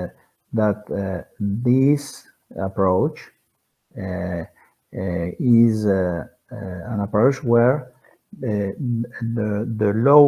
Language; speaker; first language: English; non-native, fluent; Spanish